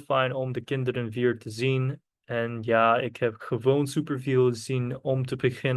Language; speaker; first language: Dutch; non-native, learner; Korean